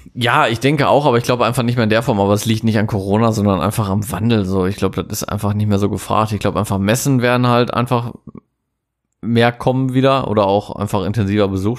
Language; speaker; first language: German; native; German